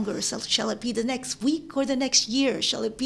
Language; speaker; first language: English; early bilingual, other home language; Filipino